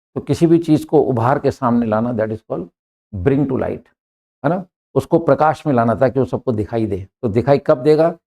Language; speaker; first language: Hindi; native; Hindi